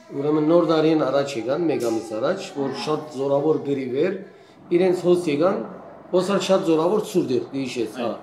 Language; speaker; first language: Armenian; early bilingual, heritage; Armenian